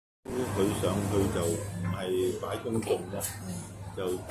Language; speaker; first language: Cantonese; native; Cantonese